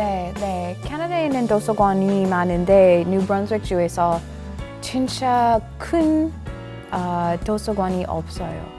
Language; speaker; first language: Korean; non-native, learner; English